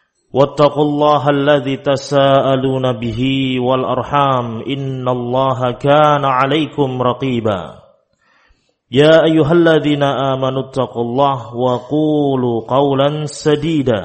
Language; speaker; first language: Arabic; non-native, fluent; Indonesian